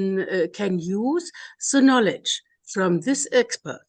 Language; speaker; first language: English; non-native, learner; German